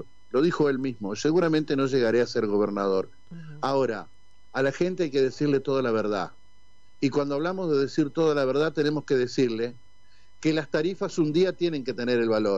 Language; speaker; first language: Spanish; native; Spanish